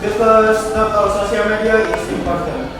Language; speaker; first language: English; non-native, learner; Indonesian